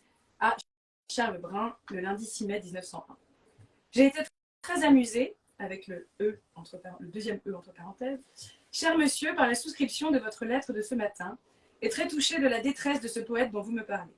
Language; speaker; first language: French; native; French